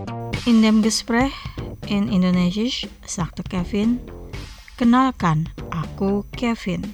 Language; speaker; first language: German; non-native, fluent; Indonesian